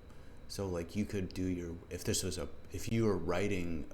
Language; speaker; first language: English; native; English